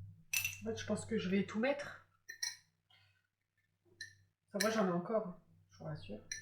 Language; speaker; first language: French; native; French